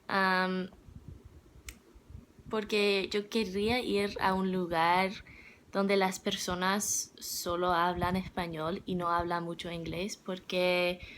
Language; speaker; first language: Spanish; non-native, learner; English